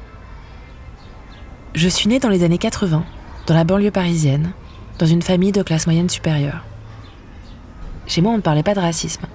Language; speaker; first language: French; native; French